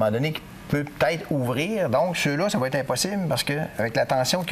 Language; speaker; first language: French; native; French